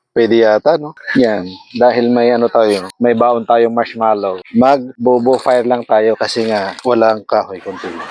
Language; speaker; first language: Filipino; native; Filipino